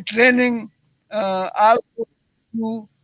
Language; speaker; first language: English; non-native, learner; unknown